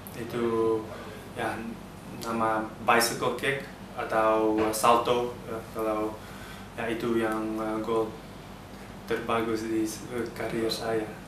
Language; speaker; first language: Indonesian; early bilingual, heritage; Dutch